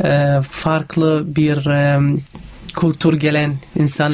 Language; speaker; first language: Turkish; non-native, learner; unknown